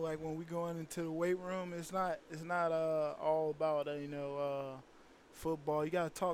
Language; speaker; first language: English; native; English